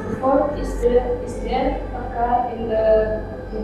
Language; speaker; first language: English; non-native, learner; Indonesian